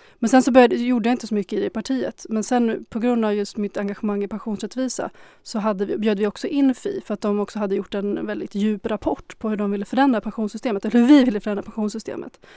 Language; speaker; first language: Swedish; early bilingual, other home language; Arabic